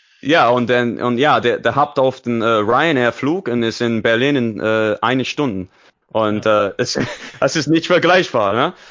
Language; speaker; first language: German; non-native, learner; English